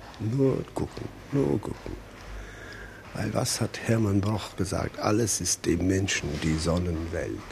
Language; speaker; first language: German; non-native, fluent; English